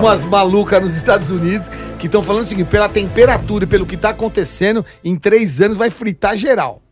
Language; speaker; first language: Portuguese; native; Portuguese